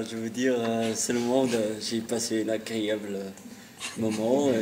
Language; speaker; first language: French; non-native, learner; Arabic